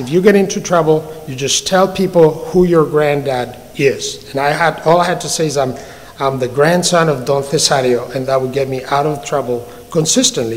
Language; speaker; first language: English; non-native, fluent; Spanish